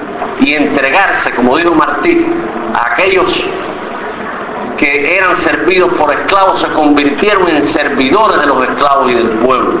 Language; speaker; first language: Spanish; native; Spanish